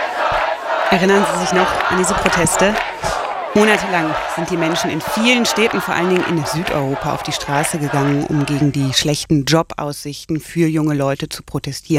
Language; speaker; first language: German; native; German